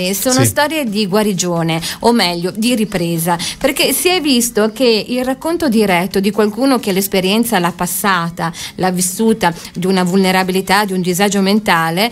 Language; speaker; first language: Italian; native; Italian